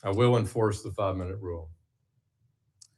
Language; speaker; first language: English; native; English